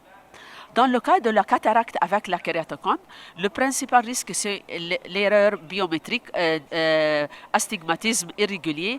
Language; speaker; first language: French; non-native, local second language; Arabic